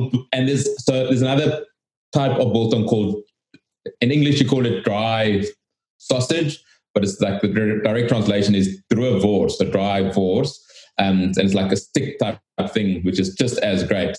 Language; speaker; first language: English; native; English